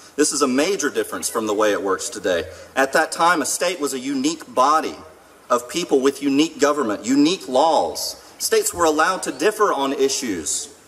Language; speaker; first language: English; native; English